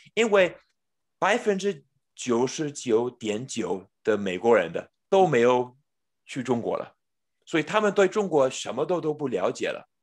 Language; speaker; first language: Chinese; non-native, fluent; English